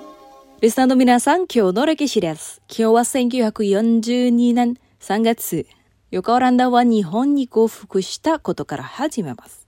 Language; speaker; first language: Japanese; non-native, fluent; Indonesian